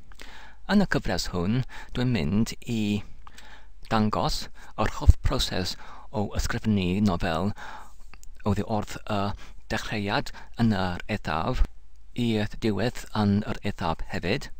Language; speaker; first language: Welsh; non-native, learner; English